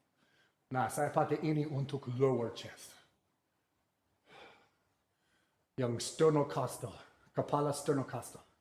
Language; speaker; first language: Indonesian; non-native, fluent; English